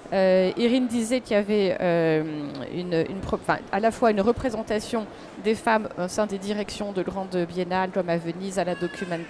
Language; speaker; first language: French; native; French